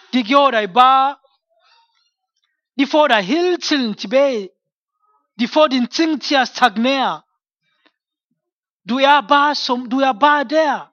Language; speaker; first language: Swedish; non-native, learner; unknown